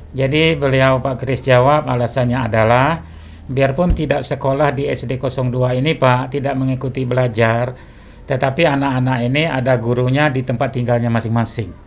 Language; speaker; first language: Indonesian; native; Indonesian